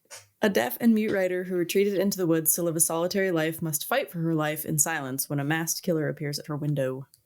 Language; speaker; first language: English; native; English